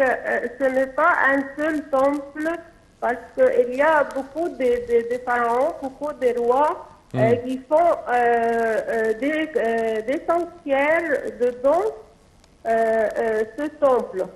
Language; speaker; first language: French; non-native, local second language; Arabic